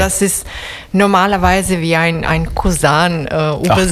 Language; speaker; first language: German; non-native, fluent; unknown